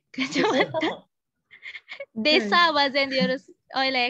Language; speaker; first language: Turkish; non-native, fluent; Indonesian